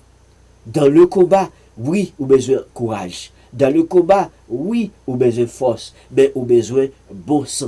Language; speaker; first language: French; non-native, learner; Haitian Creole